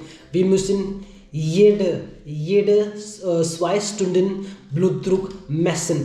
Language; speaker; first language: German; non-native, learner; Hindi